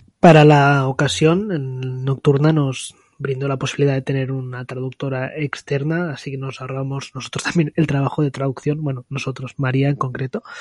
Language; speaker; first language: Spanish; non-native, local second language; Catalan